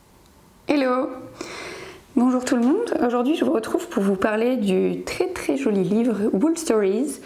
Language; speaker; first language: French; native; French